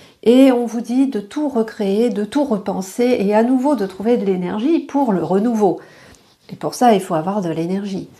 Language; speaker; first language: French; native; French